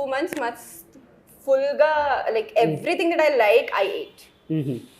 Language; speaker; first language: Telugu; non-native, fluent; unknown